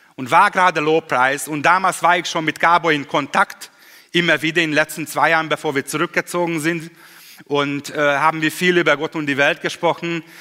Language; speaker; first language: German; non-native, fluent; Hungarian